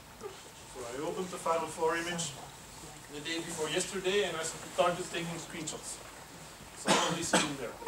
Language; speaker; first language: English; non-native, fluent; Dutch